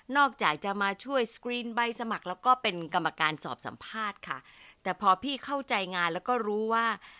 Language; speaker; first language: Thai; native; Thai